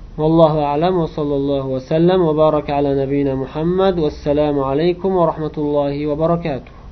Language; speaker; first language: Arabic; non-native, fluent; Uzbek